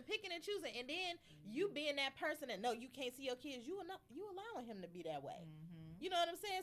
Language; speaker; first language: English; native; English